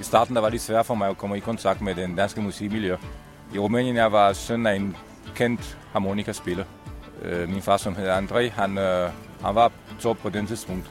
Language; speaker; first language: Danish; non-native, fluent; Romanian